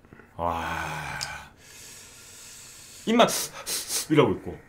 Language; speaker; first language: Korean; native; Korean